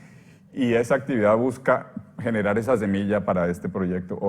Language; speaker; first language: Spanish; native; Spanish